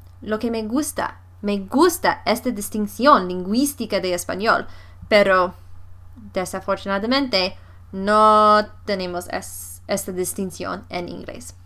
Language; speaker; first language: Spanish; non-native, fluent; English